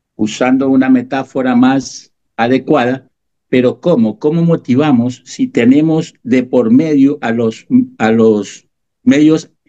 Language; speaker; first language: Spanish; native; Spanish